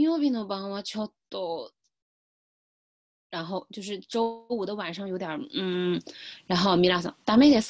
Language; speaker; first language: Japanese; non-native, fluent; Chinese